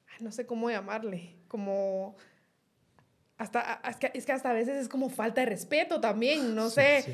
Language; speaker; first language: Spanish; native; Spanish